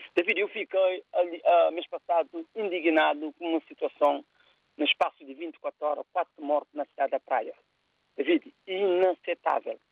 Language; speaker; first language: Portuguese; non-native, local second language; Kabuverdianu